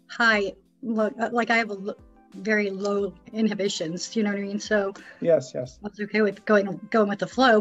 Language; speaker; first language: English; native; English